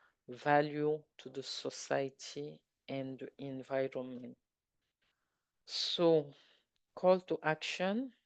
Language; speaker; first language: English; non-native, local second language; French